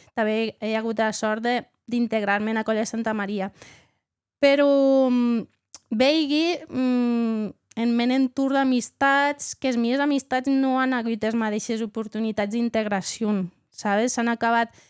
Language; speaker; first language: Catalan; native; Catalan